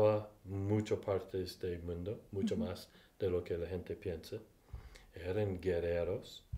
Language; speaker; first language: Spanish; non-native, fluent; English